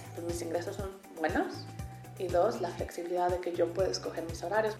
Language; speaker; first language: Spanish; native; Spanish